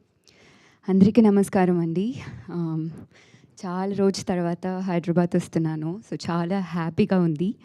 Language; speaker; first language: Telugu; non-native, learner; Tamil